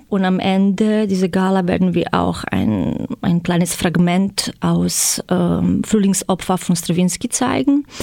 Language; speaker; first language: German; non-native, fluent; Croatian